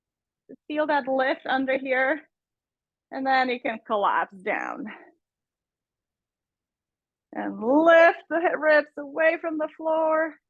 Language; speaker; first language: English; native; English